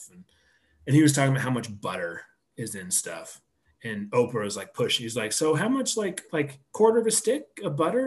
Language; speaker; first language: English; native; English